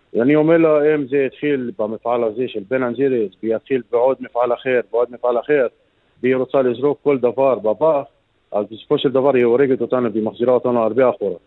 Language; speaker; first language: Hebrew; non-native, local second language; Arabic